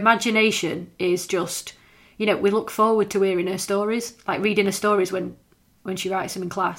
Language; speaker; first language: English; native; English